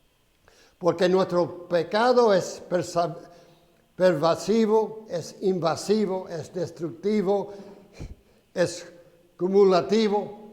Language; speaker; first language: Spanish; non-native, fluent; English